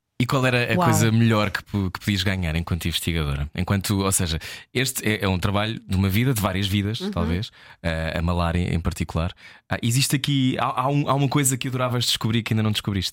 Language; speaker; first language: Portuguese; native; Portuguese